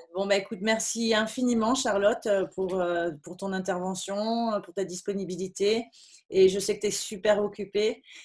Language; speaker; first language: French; native; French